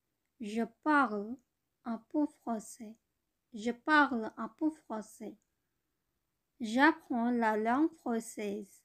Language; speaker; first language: French; non-native, learner; Bangla